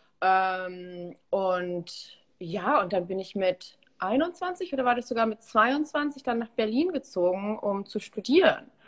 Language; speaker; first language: German; early bilingual, other home language; Polish